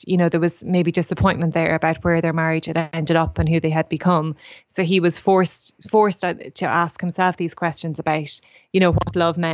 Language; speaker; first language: English; native; English